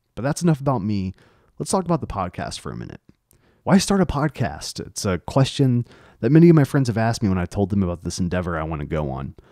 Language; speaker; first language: English; native; English